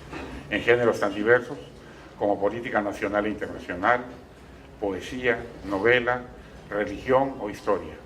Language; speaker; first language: Spanish; native; Spanish